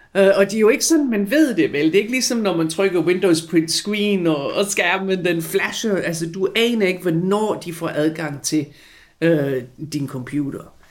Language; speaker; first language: Danish; non-native, fluent; English